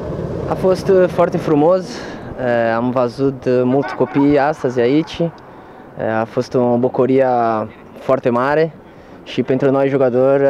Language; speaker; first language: Romanian; non-native, learner; Portuguese